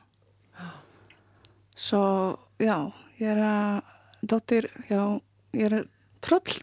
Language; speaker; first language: Icelandic; non-native, learner; Polish